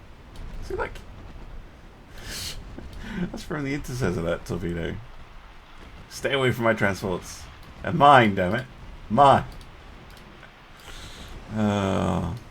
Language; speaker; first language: English; native; English